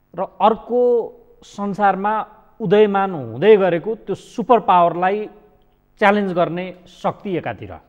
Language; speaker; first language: Nepali; native; Nepali